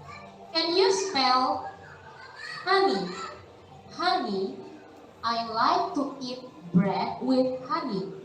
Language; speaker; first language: English; non-native, fluent; Indonesian